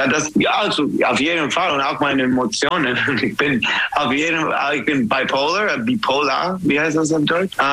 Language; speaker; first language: German; non-native, fluent; English